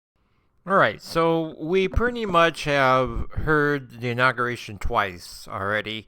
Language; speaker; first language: English; native; English